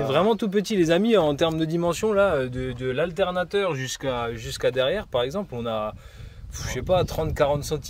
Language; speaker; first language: French; native; French